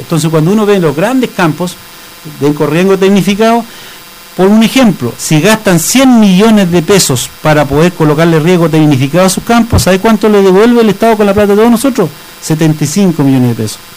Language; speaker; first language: Spanish; native; Spanish